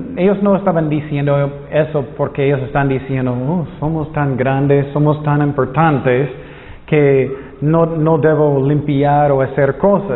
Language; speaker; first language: Spanish; non-native, fluent; English